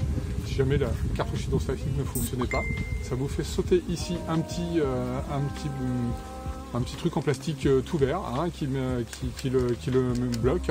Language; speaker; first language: French; native; French